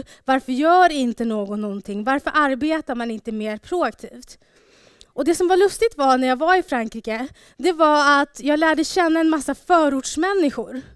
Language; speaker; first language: Swedish; early bilingual, other home language; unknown